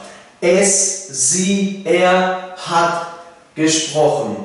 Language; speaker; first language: German; non-native, learner; Tajik